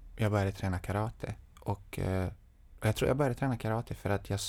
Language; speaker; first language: Swedish; non-native, fluent; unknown